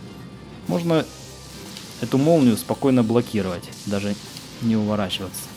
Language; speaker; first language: Russian; native; Russian